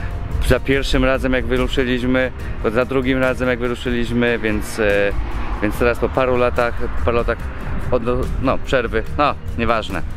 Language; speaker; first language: Polish; native; Polish